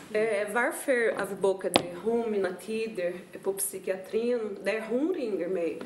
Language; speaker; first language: Swedish; non-native, fluent; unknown